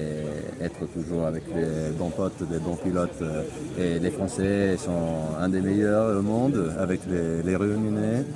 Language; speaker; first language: French; non-native, fluent; Italian